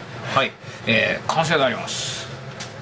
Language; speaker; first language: Japanese; native; Japanese